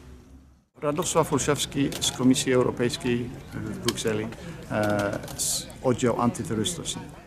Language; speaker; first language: Polish; early bilingual, heritage; Polish